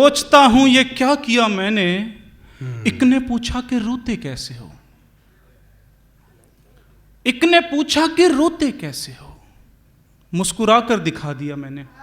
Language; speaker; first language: Hindi; native; Hindi